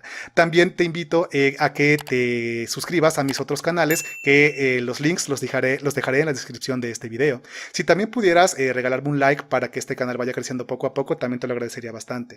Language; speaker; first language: Spanish; native; Spanish